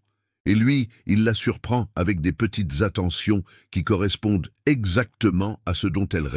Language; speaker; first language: French; native; French